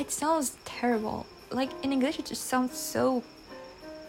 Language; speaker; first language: English; non-native, fluent; French